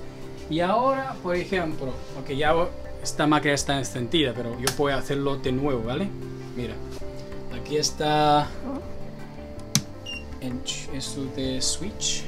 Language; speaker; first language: Spanish; non-native, learner; Chinese